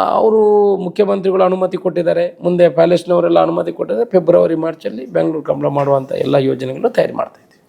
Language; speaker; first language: Kannada; non-native, local second language; Tulu